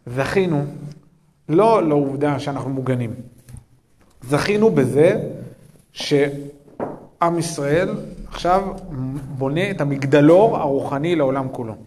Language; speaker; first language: Hebrew; native; Hebrew